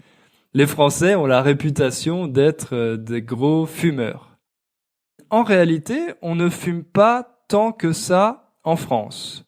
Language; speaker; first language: French; native; French